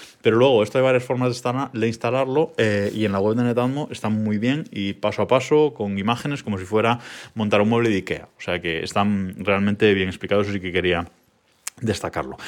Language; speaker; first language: Spanish; native; Spanish